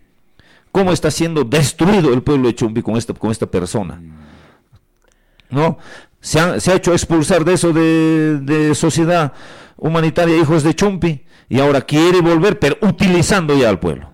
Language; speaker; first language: Spanish; native; Spanish